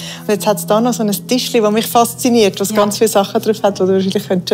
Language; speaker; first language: German; native; German